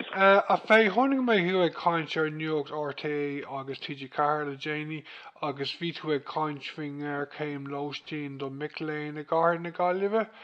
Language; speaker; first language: Irish; non-native, local second language; English